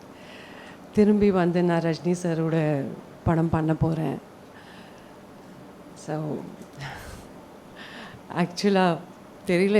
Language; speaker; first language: Tamil; non-native, fluent; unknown